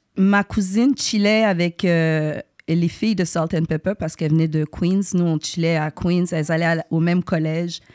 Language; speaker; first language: French; native; French